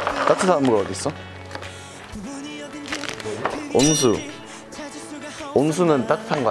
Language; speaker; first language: Korean; non-native, fluent; English